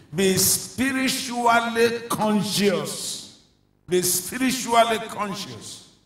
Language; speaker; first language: English; non-native, local second language; Yoruba